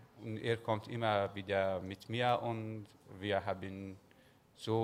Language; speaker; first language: German; non-native, learner; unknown